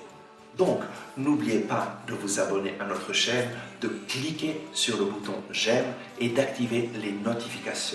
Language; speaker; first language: French; native; French